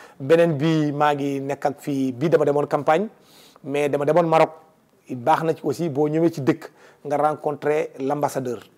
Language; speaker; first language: Wolof; non-native, local second language; Fula